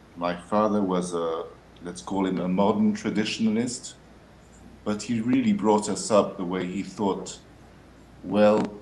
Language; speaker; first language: English; early bilingual, other home language; French